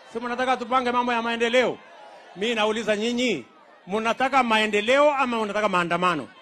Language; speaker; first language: Swahili; non-native, local second language; Kalenjin